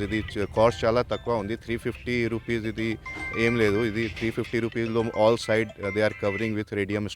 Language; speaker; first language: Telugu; non-native, learner; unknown